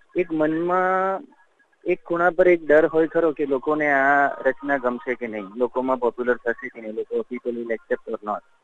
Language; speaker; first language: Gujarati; native; Gujarati